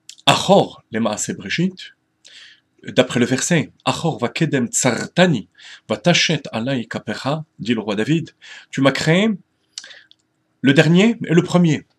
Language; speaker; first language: French; native; French